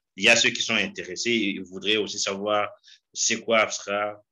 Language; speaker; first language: French; non-native, local second language; Rundi